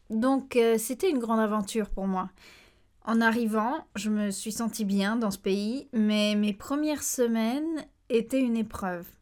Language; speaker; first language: French; native; French